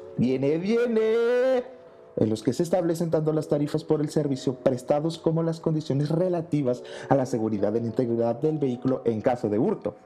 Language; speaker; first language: Spanish; native; Spanish